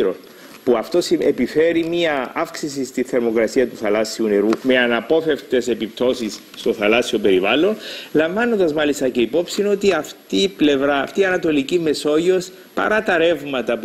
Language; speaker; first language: Greek; native; Greek